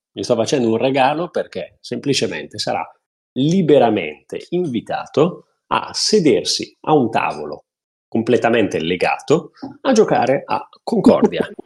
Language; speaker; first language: Italian; native; Italian